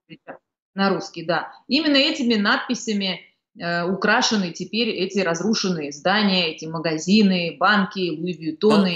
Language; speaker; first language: Russian; native; Russian